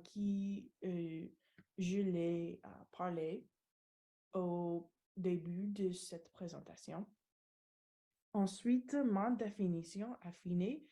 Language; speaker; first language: French; non-native, learner; English